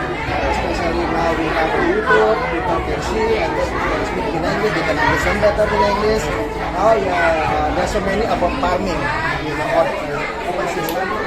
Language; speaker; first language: English; non-native, fluent; Indonesian